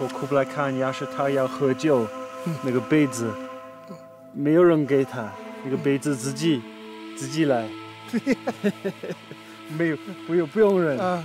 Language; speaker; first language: Chinese; non-native, learner; English